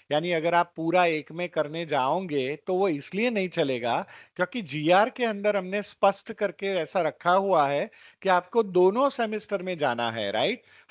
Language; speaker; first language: Hindi; non-native, local second language; Gujarati